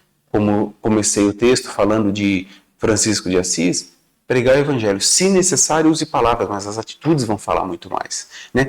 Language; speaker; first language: Portuguese; native; Portuguese